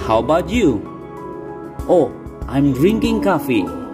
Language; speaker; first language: English; non-native, fluent; Indonesian